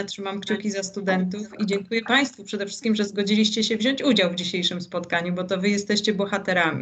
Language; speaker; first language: Polish; native; Polish